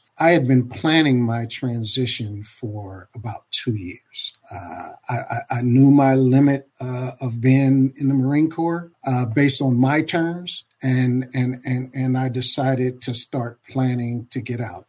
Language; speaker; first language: English; native; English